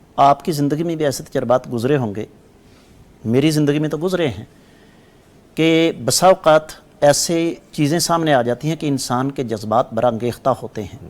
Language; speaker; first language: Urdu; non-native, local second language; Punjabi